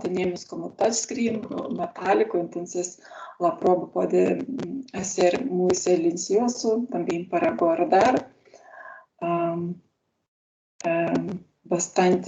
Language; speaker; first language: Spanish; non-native, learner; Lithuanian